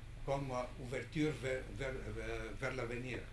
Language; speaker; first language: French; non-native, fluent; Greek